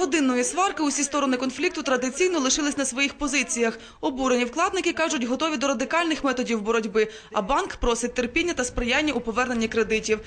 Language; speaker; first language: Ukrainian; native; Ukrainian